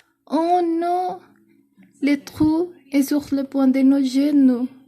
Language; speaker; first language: French; non-native, learner; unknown